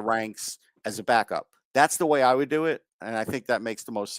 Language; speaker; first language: English; native; English